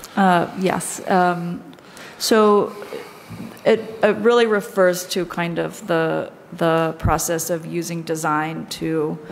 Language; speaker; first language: English; native; English